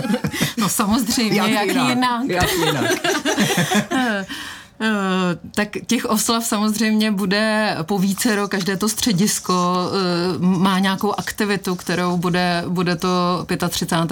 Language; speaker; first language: Czech; native; Czech